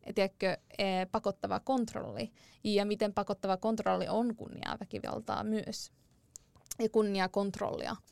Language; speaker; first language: Finnish; early bilingual, other home language; Arabic